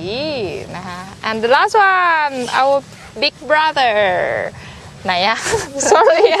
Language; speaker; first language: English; non-native, learner; Thai